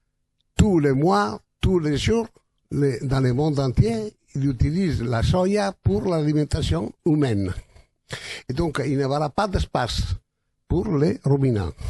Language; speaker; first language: French; non-native, learner; Italian